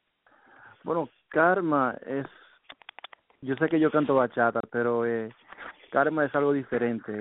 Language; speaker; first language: Spanish; early bilingual, heritage; Spanish